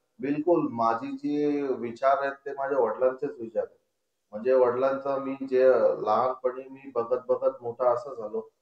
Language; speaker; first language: Marathi; non-native, local second language; Konkani